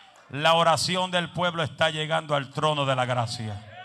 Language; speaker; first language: Spanish; early bilingual, heritage; Spanish